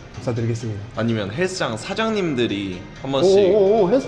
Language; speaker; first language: Korean; native; Korean